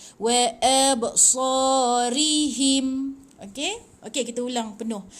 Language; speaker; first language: Malay; native; Malay